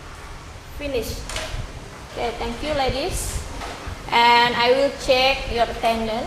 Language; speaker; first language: English; non-native, learner; Indonesian